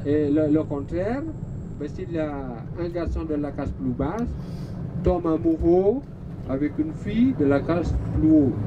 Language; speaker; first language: French; non-native, learner; Balinese